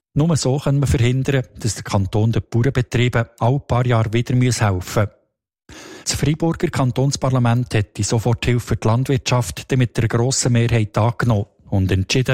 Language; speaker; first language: German; native; German